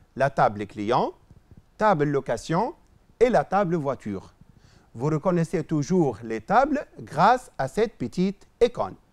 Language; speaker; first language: French; non-native, local second language; Arabic